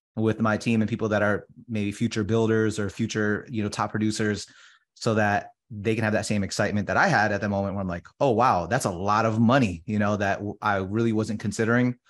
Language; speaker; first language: English; early bilingual, other home language; Filipino